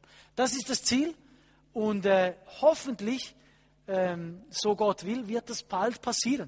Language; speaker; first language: German; non-native, fluent; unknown